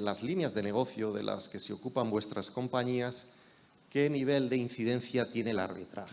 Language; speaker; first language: Spanish; native; Spanish